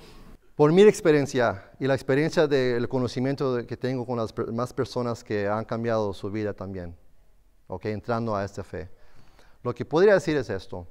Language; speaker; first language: Spanish; non-native, fluent; English